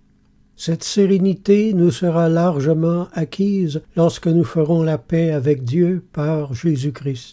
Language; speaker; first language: French; native; French